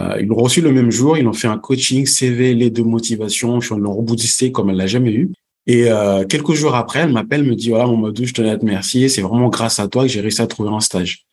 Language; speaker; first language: French; early bilingual, other home language; Fula